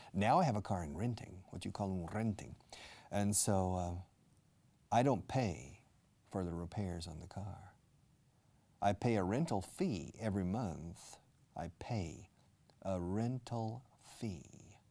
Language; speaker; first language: English; native; English